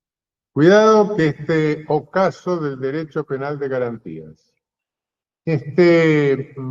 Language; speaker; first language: Spanish; native; Spanish